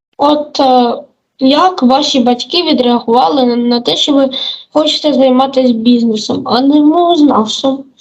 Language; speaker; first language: Ukrainian; native; Ukrainian